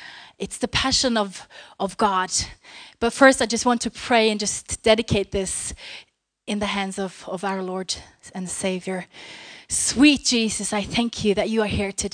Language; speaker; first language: English; non-native, fluent; Norwegian